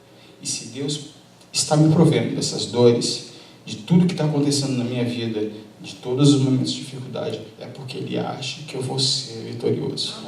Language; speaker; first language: Portuguese; native; Portuguese